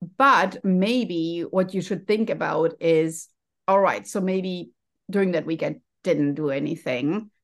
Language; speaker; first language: English; non-native, fluent; German